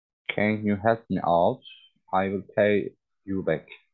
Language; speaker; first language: English; non-native, learner; Turkish